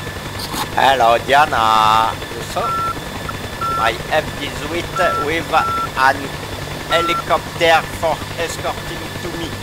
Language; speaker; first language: English; non-native, learner; French